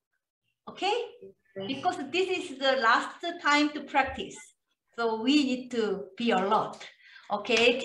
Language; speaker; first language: English; non-native, learner; Korean